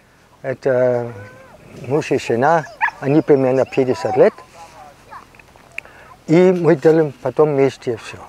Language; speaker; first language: Russian; non-native, learner; German